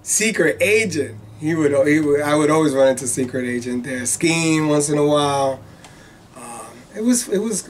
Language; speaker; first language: English; native; English